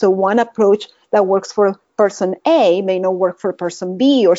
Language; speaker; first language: English; non-native, fluent; Spanish